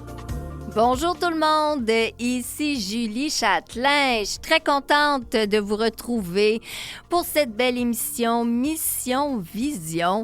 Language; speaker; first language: French; native; French